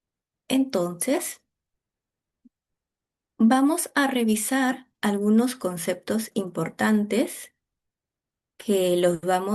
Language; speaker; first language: Spanish; native; Spanish